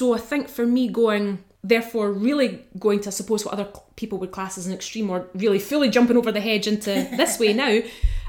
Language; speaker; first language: English; native; English